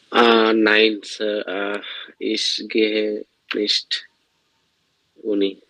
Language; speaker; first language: German; non-native, learner; Bangla